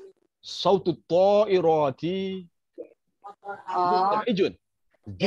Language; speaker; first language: Arabic; non-native, learner; Indonesian